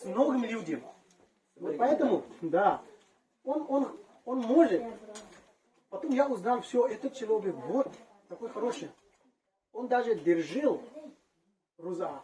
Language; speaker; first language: Russian; non-native, learner; Manipuri